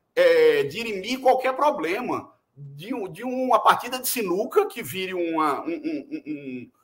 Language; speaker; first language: Portuguese; native; Portuguese